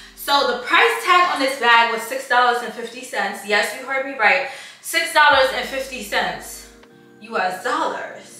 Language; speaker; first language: English; native; English